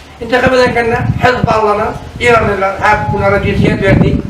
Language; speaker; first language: Turkish; non-native, learner; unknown